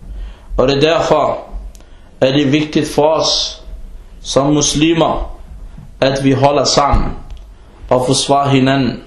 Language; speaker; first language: Danish; early bilingual, other home language; Arabic